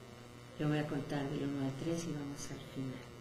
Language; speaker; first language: Spanish; native; Spanish